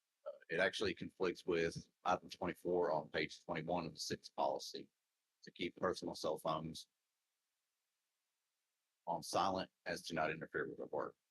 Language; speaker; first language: English; native; English